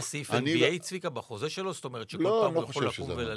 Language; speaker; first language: Hebrew; native; Hebrew